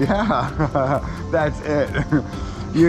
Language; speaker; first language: English; native; English